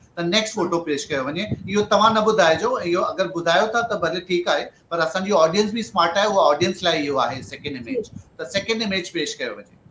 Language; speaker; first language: Sindhi; early bilingual, heritage; Sindhi